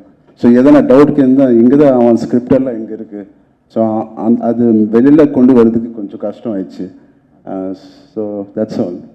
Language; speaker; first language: Tamil; non-native, local second language; Telugu